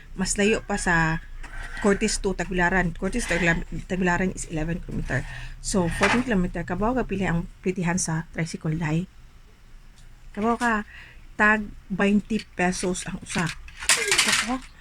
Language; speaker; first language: Cebuano; native; Cebuano